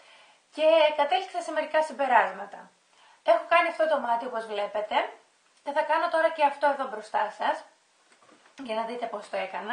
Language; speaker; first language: Greek; native; Greek